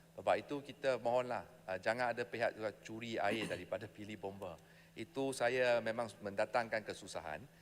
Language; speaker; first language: Malay; non-native, local second language; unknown